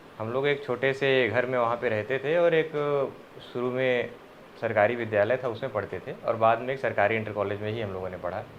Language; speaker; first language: Hindi; native; Hindi